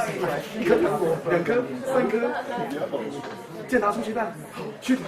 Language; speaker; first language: Chinese; native; Chinese